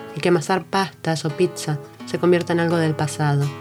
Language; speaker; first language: Spanish; native; Spanish